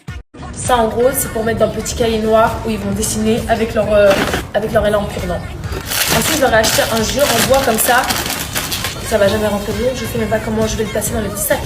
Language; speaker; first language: French; native; French